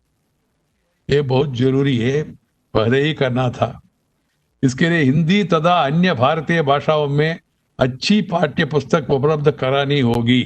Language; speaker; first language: Hindi; non-native, local second language; Telugu